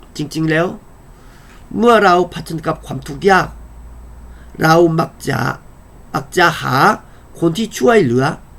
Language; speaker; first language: Thai; non-native, fluent; Korean